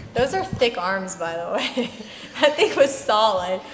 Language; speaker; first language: English; native; English